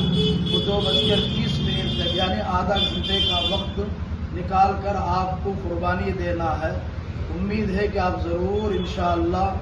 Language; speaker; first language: Urdu; native; Urdu